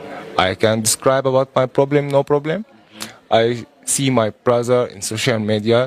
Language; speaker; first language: English; non-native, learner; Arabic